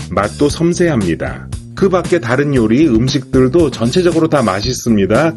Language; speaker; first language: Korean; native; Korean